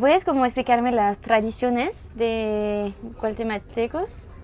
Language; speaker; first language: Spanish; non-native, learner; French